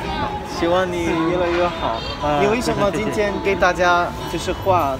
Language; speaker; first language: Chinese; non-native, fluent; Arabic